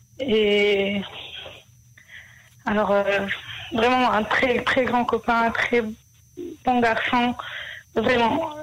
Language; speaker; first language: French; early bilingual, heritage; Hebrew